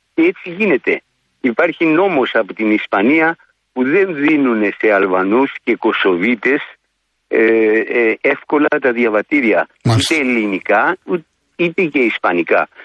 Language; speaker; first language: Greek; native; Greek